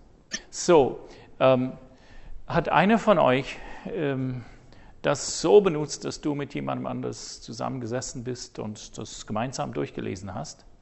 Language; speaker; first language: German; non-native, fluent; English